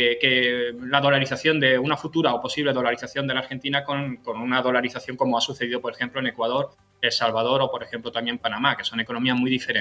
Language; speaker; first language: Spanish; native; Spanish